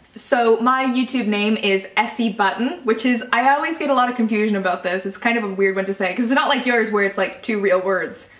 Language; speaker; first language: English; native; English